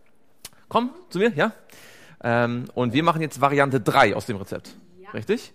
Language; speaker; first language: German; native; German